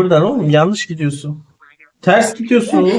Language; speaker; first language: Turkish; native; Turkish